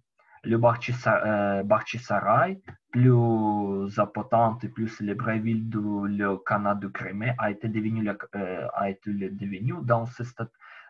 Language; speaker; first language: French; non-native, learner; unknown